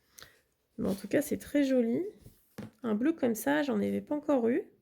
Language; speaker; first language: French; native; French